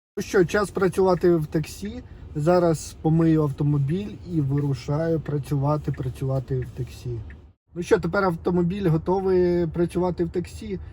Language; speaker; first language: Ukrainian; non-native, local second language; Russian